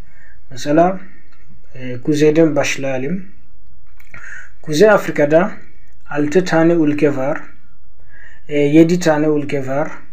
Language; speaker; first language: Turkish; non-native, fluent; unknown